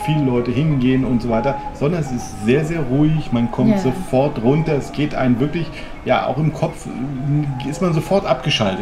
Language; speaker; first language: German; native; German